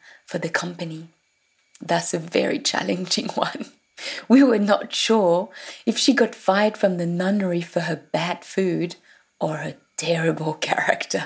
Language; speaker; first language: English; non-native, fluent; French